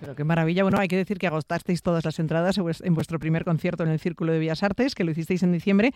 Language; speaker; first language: Spanish; native; Spanish